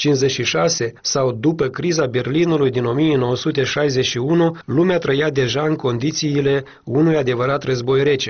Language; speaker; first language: Romanian; native; Romanian